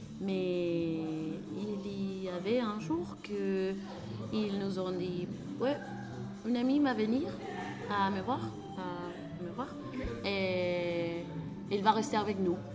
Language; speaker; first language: French; non-native, learner; Spanish